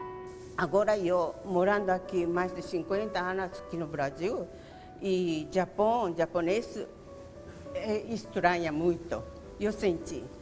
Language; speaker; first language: Portuguese; non-native, learner; Japanese